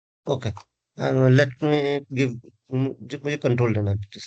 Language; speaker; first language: English; non-native, fluent; Hindi